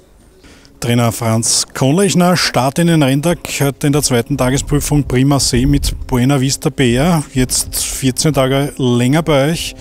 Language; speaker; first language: German; native; German